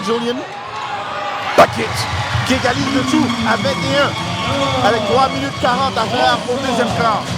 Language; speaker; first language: French; native; French